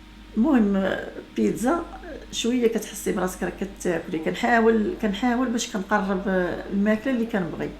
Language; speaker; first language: Arabic; native; Arabic